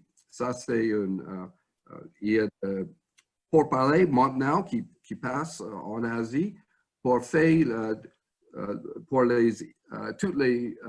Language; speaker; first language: French; non-native, fluent; English